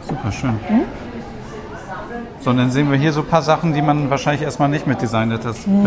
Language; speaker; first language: German; native; German